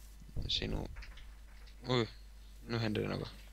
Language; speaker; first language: Swedish; non-native, local second language; Finnish